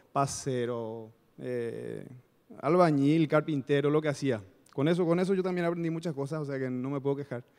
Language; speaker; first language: Spanish; native; Spanish